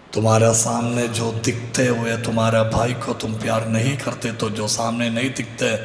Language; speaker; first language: Hindi; non-native, local second language; Malayalam